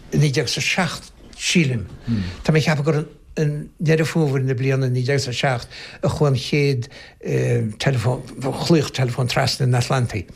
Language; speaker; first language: Irish; native; Irish